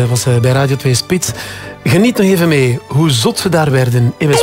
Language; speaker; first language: Dutch; native; Dutch